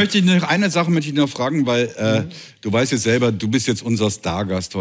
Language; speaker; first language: German; native; German